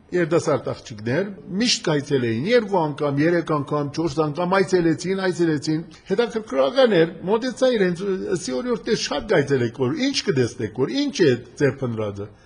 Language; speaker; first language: Armenian; early bilingual, heritage; Armenian